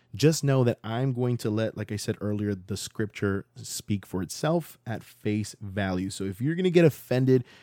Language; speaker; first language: English; native; English